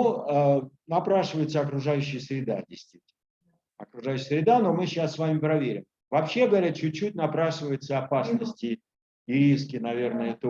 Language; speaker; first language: Russian; native; Russian